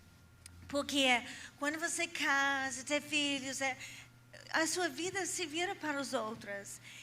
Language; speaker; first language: Portuguese; non-native, fluent; English